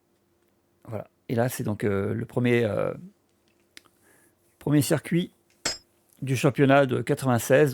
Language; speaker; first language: French; native; French